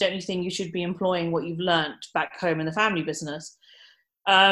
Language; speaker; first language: English; native; English